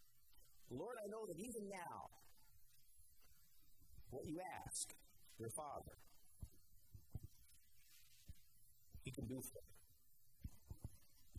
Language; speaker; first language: English; native; English